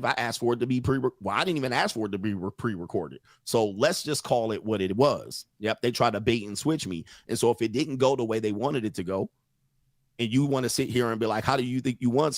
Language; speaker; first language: English; native; English